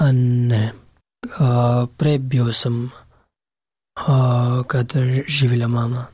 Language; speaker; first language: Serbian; non-native, learner; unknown